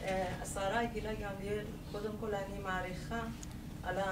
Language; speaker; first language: Hebrew; non-native, learner; Persian